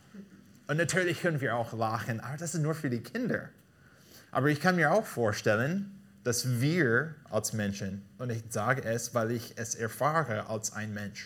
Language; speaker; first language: German; non-native, fluent; English